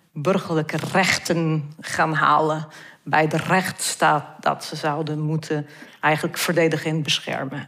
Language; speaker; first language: Dutch; non-native, fluent; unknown